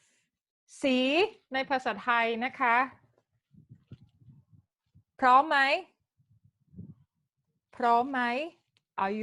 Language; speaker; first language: Thai; native; Thai